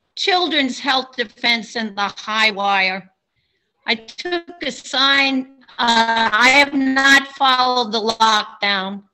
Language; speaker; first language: English; native; English